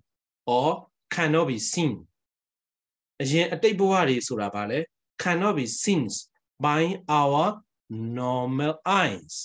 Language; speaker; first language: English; non-native, fluent; Burmese